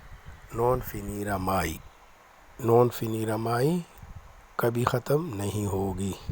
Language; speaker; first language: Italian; non-native, learner; Urdu